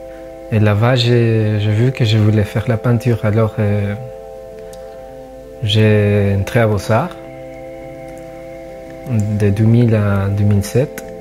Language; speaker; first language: French; non-native, fluent; Spanish